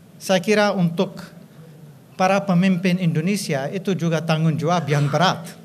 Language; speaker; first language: Indonesian; non-native, fluent; English